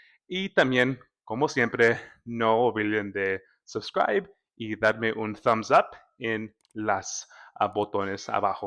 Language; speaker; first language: Spanish; early bilingual, heritage; Spanish